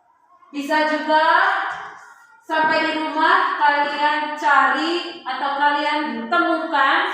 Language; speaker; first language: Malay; non-native, local second language; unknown